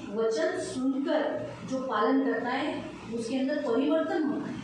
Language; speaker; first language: Hindi; non-native, local second language; Marathi